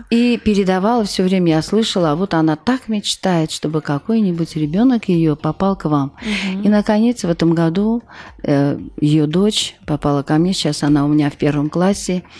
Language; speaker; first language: Russian; non-native, local second language; Armenian